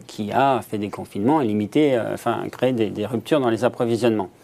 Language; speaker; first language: French; native; French